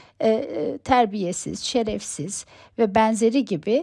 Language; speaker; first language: Turkish; native; Turkish